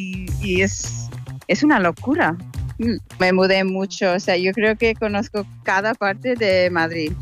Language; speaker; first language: Spanish; non-native, fluent; English